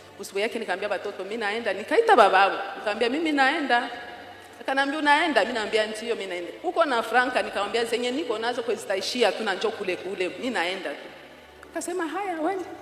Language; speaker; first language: Swahili; native; Swahili